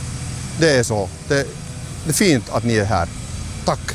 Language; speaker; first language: Swedish; non-native, local second language; Finnish